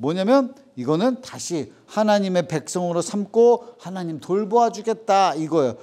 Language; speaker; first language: Korean; native; Korean